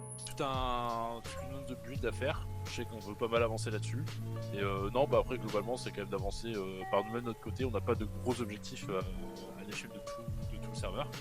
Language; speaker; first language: French; native; French